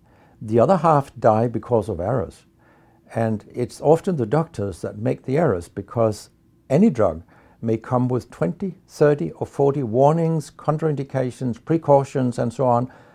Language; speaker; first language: English; non-native, fluent; Danish